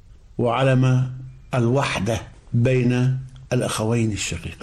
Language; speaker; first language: Arabic; native; Arabic